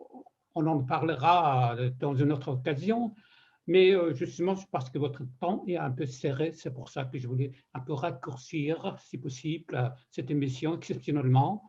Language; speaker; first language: French; non-native, fluent; Persian